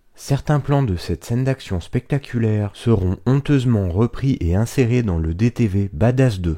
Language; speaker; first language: French; native; French